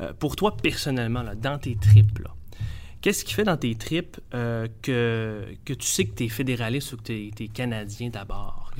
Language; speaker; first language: French; native; French